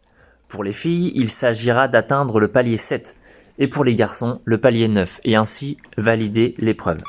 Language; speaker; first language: French; native; French